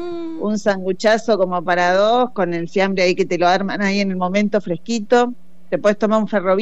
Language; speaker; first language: Spanish; native; Spanish